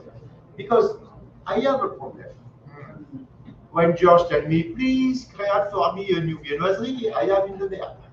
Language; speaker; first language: English; non-native, learner; French